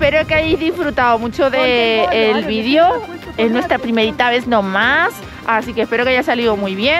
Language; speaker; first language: Spanish; native; Spanish